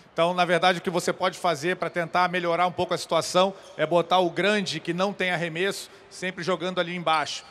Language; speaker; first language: Portuguese; native; Portuguese